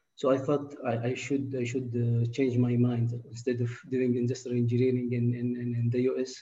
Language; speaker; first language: English; non-native, fluent; Arabic